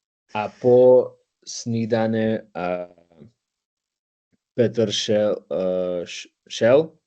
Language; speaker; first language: Czech; non-native, learner; English